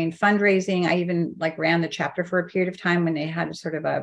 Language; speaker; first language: English; native; English